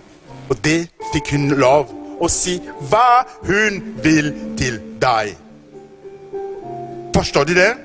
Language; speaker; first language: Norwegian; non-native, fluent; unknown